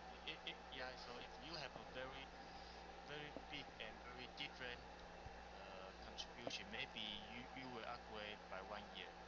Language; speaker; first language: English; non-native, learner; Chinese